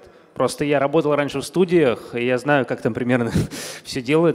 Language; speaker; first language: Russian; native; Russian